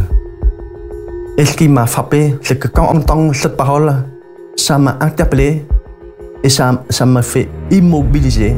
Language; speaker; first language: French; non-native, learner; Khmer